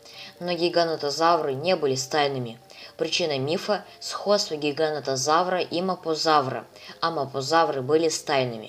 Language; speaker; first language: Russian; native; Russian